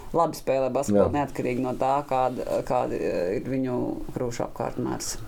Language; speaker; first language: Latvian; native; Latvian